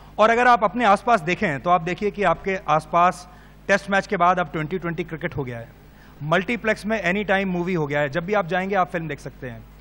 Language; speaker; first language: Hindi; native; Hindi